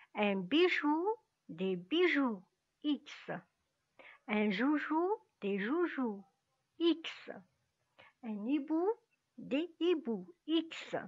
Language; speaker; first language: French; non-native, local second language; Arabic